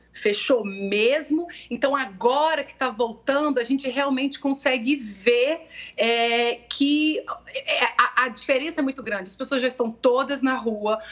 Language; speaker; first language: Portuguese; native; Portuguese